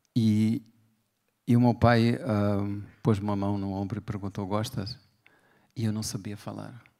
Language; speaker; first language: Portuguese; native; Portuguese